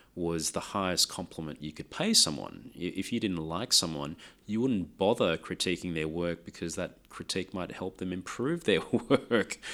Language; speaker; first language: English; non-native, local second language; Lao